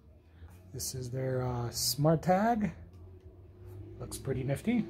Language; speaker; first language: English; native; English